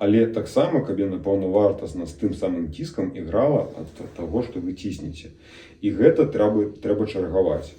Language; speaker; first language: Belarusian; non-native, local second language; Russian